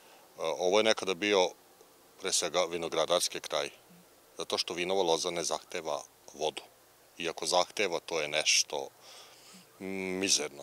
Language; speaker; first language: Serbian; native; Serbian